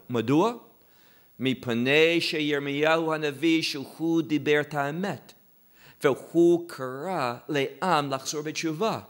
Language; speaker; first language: Hebrew; non-native, fluent; English